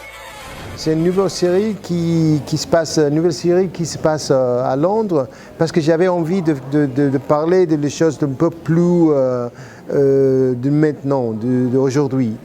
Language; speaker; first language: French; non-native, fluent; English